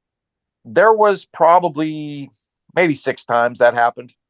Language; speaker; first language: English; native; English